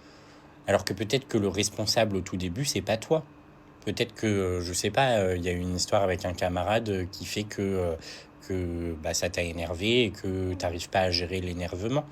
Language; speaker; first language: French; native; French